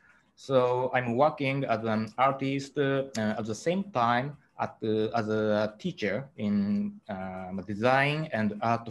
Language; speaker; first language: English; non-native, learner; Japanese